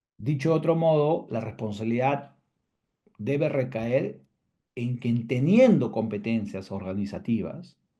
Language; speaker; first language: Spanish; native; Spanish